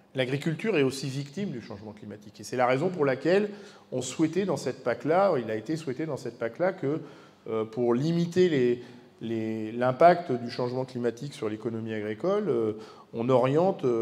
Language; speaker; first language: French; native; French